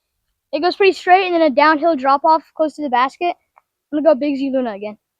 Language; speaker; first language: English; native; English